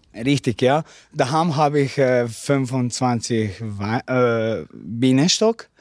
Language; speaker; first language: German; non-native, learner; Slovenian